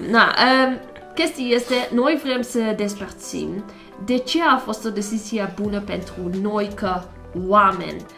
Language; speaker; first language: Romanian; non-native, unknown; Dutch